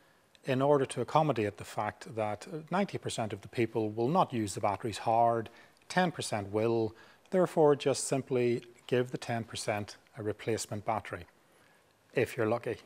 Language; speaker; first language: English; native; English